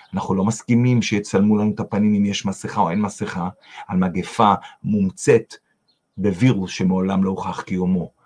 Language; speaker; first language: Hebrew; non-native, fluent; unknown